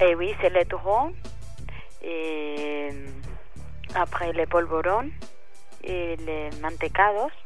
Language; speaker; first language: French; non-native, learner; Spanish